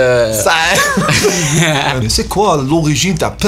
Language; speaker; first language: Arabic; native; Arabic